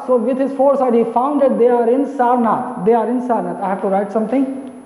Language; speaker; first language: English; non-native, local second language; Hindi